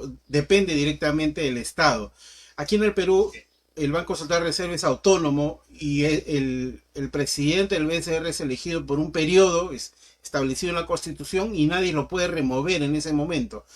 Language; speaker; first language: Spanish; native; Spanish